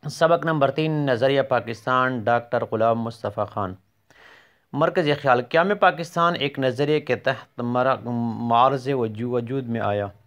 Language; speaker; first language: Urdu; non-native, local second language; Pashto